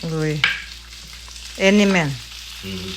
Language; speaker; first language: Swedish; non-native, learner; Thai